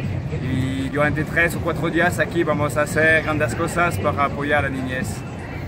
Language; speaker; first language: Spanish; non-native, fluent; French